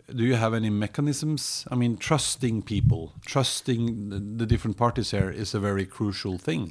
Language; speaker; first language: English; non-native, fluent; Norwegian